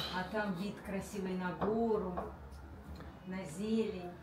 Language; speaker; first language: Russian; native; Russian